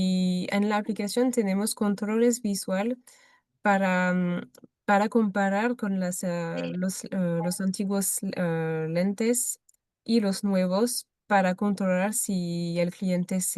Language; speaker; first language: Spanish; non-native, fluent; French